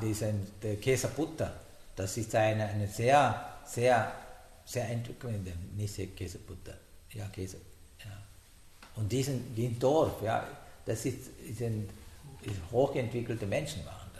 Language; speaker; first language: German; non-native, learner; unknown